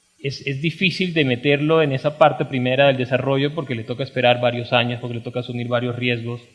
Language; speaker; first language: Spanish; native; Spanish